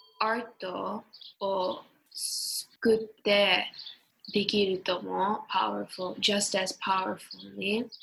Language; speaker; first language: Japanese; early bilingual, heritage; English